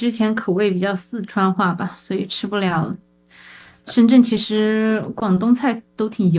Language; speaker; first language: Chinese; native; Chinese